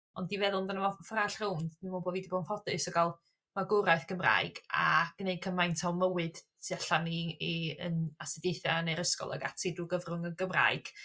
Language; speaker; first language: Welsh; native; Welsh